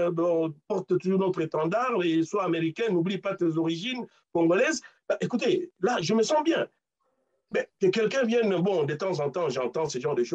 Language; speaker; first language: French; non-native, local second language; Luba-Lulua